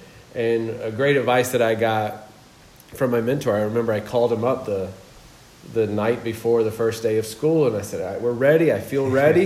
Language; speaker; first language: English; native; English